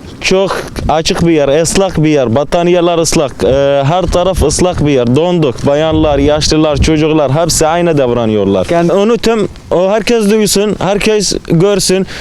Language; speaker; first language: Turkish; non-native, learner; Arabic